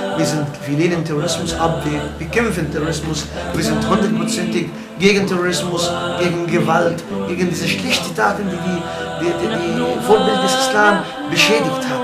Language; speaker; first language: German; non-native, fluent; Arabic